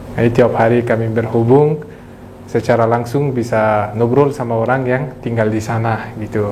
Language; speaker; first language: Indonesian; non-native, fluent; Persian